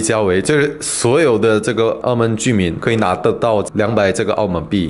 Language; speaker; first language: Chinese; non-native, fluent; Korean